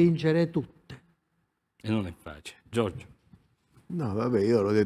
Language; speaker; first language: Italian; native; Italian